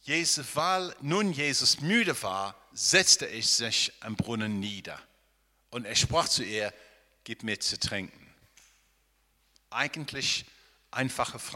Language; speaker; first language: German; non-native, fluent; English